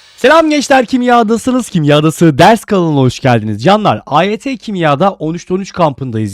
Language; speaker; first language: Turkish; native; Turkish